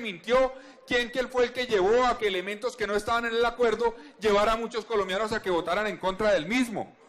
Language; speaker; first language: Spanish; native; Spanish